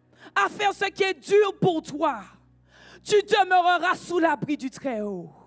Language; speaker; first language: French; native; French